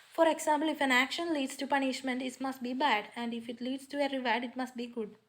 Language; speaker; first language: English; non-native, local second language; Malayalam